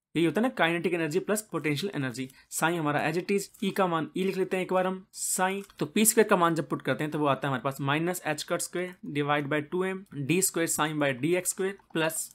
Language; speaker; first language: Hindi; native; Hindi